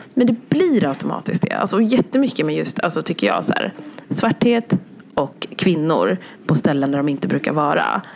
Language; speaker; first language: Swedish; early bilingual, other home language; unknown